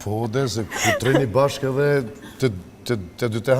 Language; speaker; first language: Albanian; native; Albanian